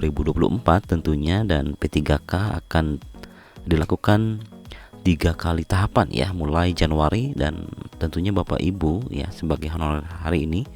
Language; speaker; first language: Indonesian; native; Indonesian